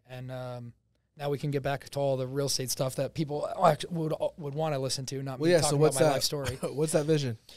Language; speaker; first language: English; native; English